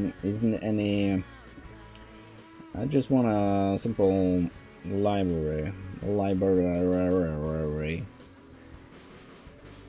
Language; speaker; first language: English; non-native, fluent; Norwegian